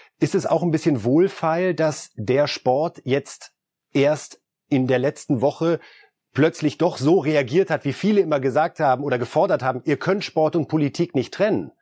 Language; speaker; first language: German; native; German